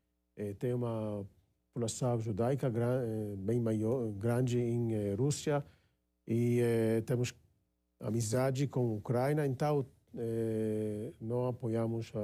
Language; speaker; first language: Portuguese; non-native, fluent; Hebrew